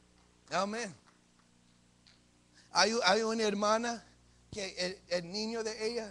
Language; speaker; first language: Spanish; early bilingual, heritage; English